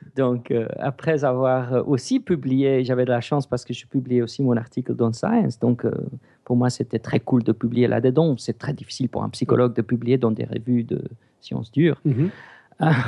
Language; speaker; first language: French; non-native, fluent; Greek